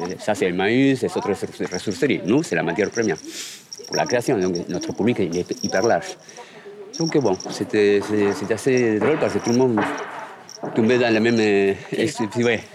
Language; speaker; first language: French; non-native, fluent; Spanish